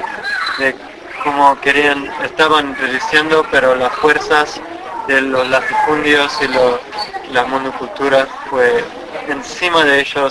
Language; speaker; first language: Spanish; non-native, fluent; English